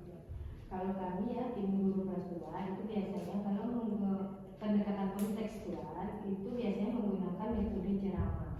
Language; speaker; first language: Indonesian; native; Indonesian